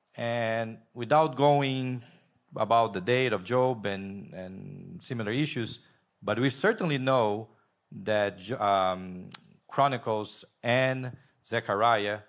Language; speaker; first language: English; non-native, fluent; Portuguese